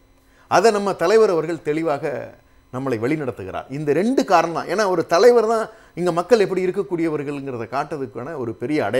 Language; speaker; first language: Tamil; native; Tamil